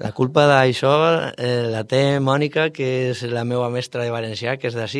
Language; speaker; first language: Catalan; non-native, learner; Spanish